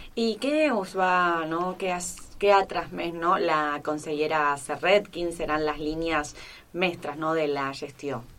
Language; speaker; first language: Catalan; non-native, fluent; Spanish